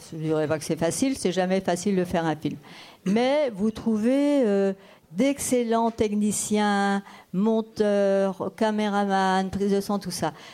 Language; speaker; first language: French; non-native, local second language; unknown